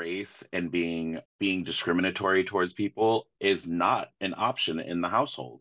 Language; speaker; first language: English; native; English